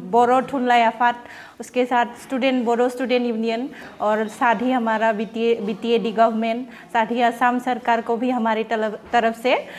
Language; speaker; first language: Hindi; non-native, local second language; Bodo